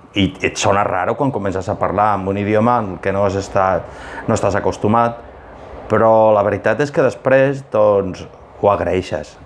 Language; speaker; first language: Catalan; non-native, local second language; Spanish